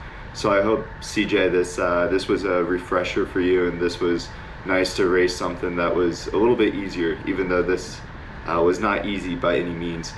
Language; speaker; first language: English; native; English